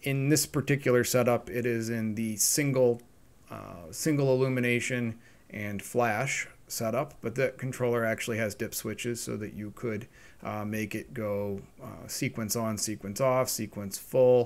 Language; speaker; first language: English; native; English